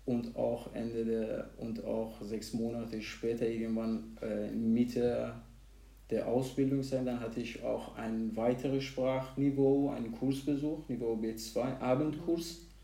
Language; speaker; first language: German; non-native, fluent; Persian